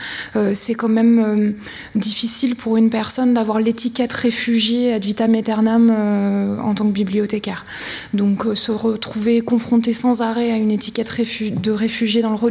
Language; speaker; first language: French; native; French